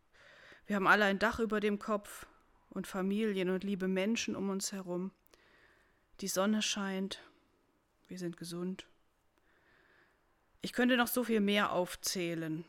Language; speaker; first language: German; native; German